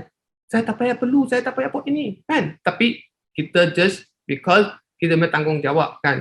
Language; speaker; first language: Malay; non-native, local second language; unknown